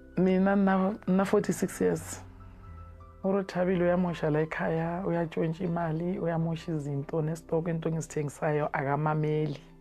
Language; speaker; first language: Zulu; non-native, local second language; Tsonga